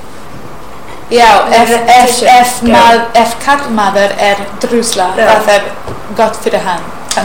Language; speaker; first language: Icelandic; non-native, learner; English